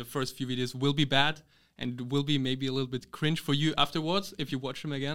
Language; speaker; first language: English; non-native, fluent; German